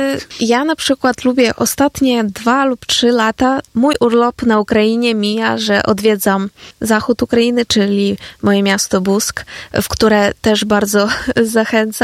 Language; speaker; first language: Polish; non-native, fluent; Ukrainian